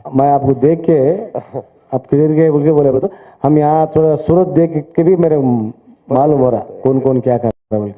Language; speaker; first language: Hindi; non-native, local second language; Telugu